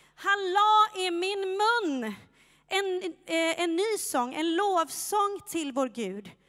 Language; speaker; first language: Swedish; native; Swedish